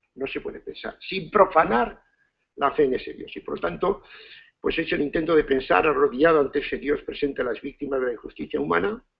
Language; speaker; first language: Spanish; native; Spanish